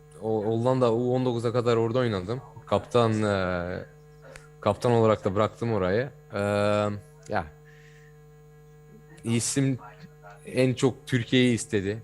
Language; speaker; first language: Turkish; early bilingual, heritage; Turkish